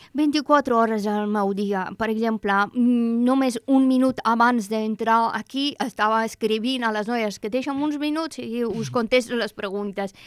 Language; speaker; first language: Catalan; non-native, fluent; Persian